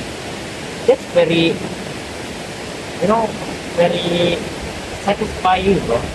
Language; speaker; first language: English; non-native, learner; Indonesian